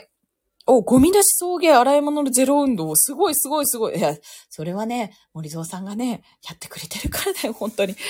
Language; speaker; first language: Japanese; native; Japanese